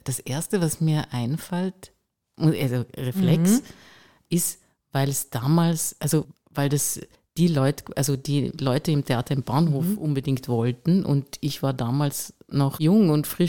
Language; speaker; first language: German; native; German